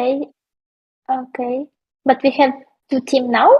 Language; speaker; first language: English; non-native, learner; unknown